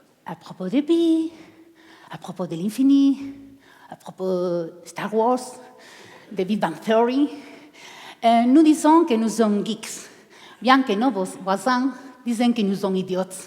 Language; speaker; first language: French; non-native, learner; Spanish